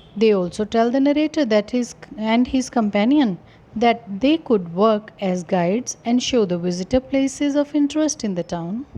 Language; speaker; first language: English; non-native, local second language; Punjabi